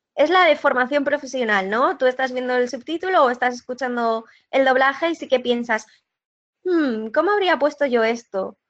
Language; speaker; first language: Spanish; native; Spanish